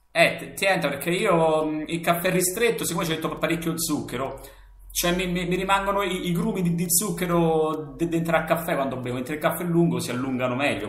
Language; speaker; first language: Italian; native; Italian